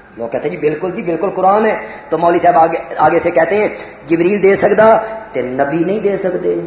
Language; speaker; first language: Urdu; non-native, local second language; Punjabi